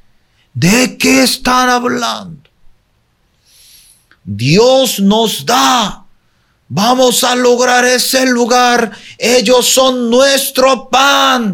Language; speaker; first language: Spanish; non-native, fluent; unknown